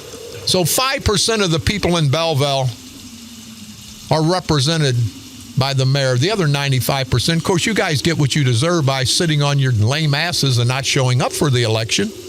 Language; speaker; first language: English; native; English